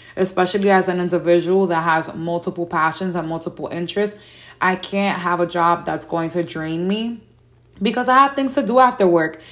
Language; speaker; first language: English; native; English